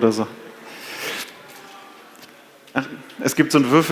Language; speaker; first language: German; native; German